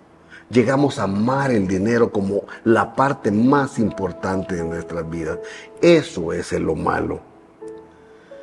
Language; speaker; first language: Spanish; native; Spanish